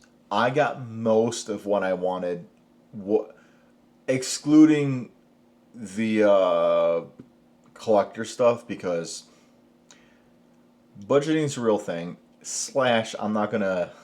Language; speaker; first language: English; native; English